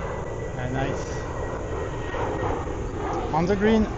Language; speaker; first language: English; non-native, learner; French